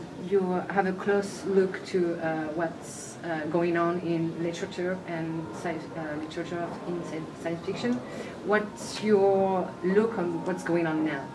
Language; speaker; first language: English; non-native, fluent; French